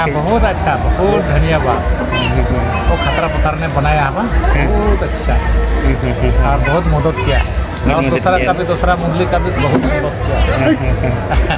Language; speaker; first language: Hindi; non-native, local second language; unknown